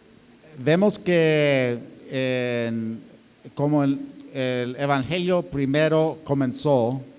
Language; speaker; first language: Spanish; non-native, fluent; English